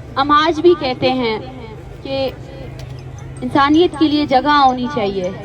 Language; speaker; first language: Urdu; non-native, local second language; Baluchi